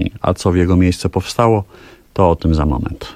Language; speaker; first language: Polish; native; Polish